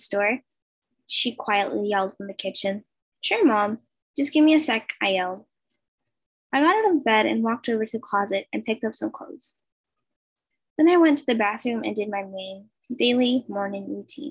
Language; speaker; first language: English; non-native, fluent; Spanish